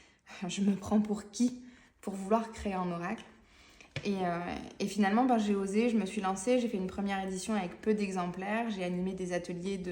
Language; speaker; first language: French; native; French